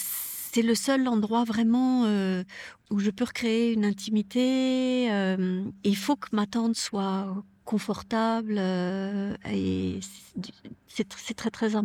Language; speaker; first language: French; native; French